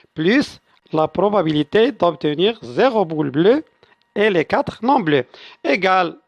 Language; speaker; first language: French; non-native, local second language; Arabic